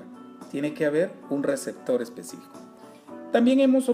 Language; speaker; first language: Spanish; native; Spanish